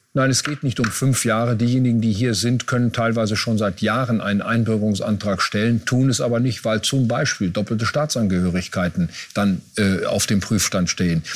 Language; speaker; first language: German; native; German